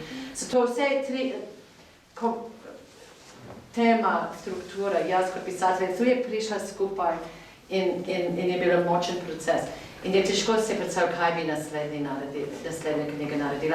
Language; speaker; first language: Slovenian; non-native, fluent; English